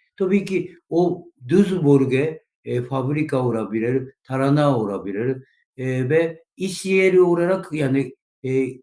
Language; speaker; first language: Turkish; non-native, learner; Japanese